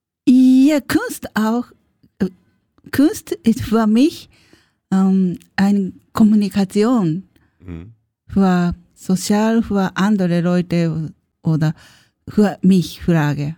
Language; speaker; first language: German; non-native, learner; Japanese